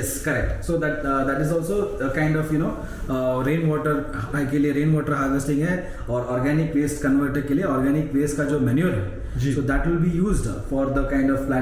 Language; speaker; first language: English; non-native, local second language; Hindi